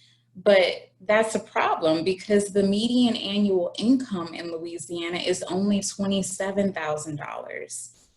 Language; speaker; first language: English; native; English